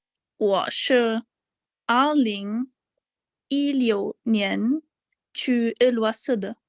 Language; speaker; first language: Chinese; non-native, learner; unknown